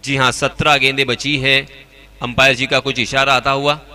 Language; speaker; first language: Hindi; non-native, local second language; Marathi